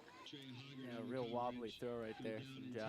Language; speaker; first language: English; native; English